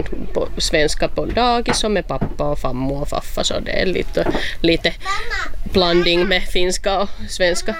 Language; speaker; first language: Swedish; non-native, local second language; Finnish